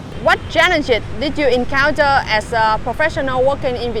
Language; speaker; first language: English; non-native, fluent; Vietnamese